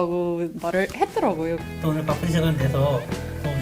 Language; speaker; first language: Korean; native; Korean